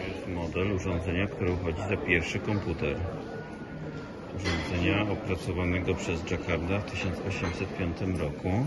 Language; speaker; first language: Polish; native; Polish